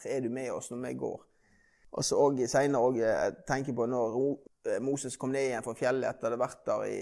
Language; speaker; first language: Norwegian; native; Norwegian